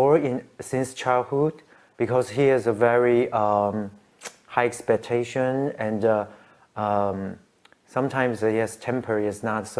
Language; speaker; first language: English; non-native, learner; Chinese